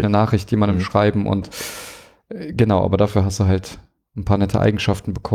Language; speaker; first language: German; native; German